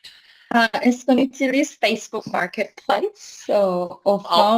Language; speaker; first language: French; non-native, learner; English